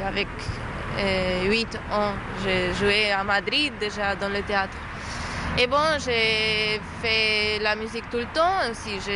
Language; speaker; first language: French; non-native, learner; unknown